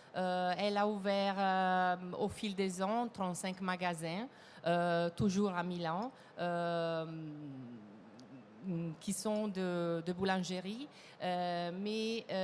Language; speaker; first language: French; non-native, fluent; Italian